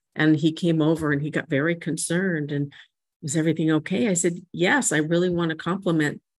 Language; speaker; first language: English; native; English